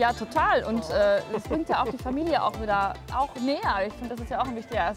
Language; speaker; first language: German; native; German